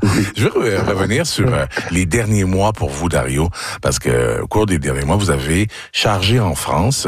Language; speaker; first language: French; native; French